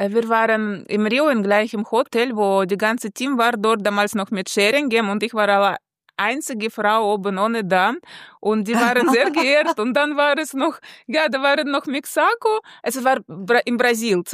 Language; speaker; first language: German; non-native, fluent; Russian